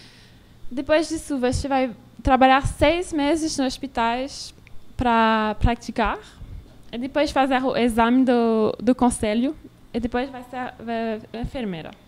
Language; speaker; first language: Portuguese; non-native, learner; French